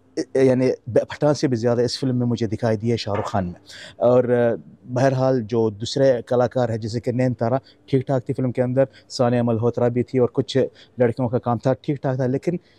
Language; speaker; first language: Hindi; non-native, fluent; Arabic